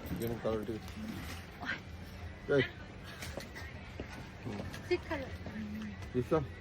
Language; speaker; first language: English; non-native, learner; Thai